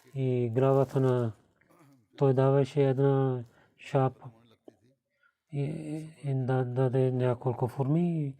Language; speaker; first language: Bulgarian; non-native, learner; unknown